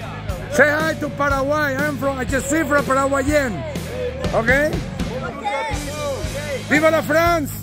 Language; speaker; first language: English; non-native, learner; Spanish